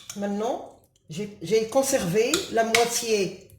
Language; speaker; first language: French; non-native, local second language; Arabic